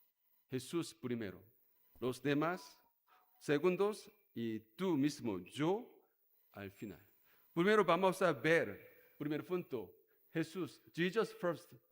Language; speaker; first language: Spanish; non-native, learner; Korean